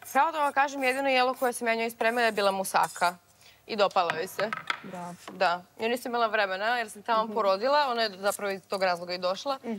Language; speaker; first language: Croatian; native; Croatian